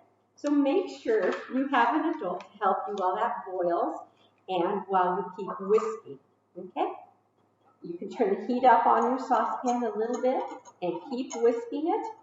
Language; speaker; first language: English; native; English